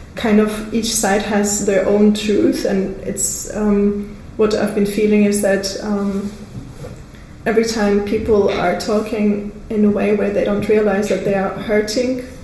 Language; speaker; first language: English; non-native, fluent; Russian